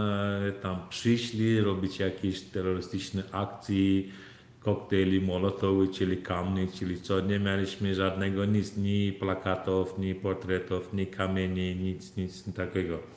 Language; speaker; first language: Polish; non-native, learner; Turkmen